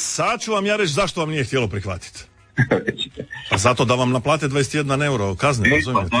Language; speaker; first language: Serbian; native; Serbian